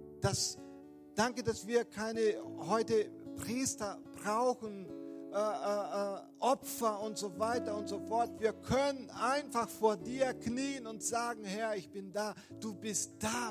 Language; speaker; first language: German; non-native, fluent; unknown